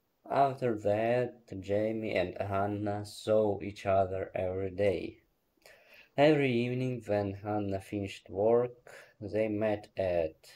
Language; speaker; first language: English; non-native, learner; Ukrainian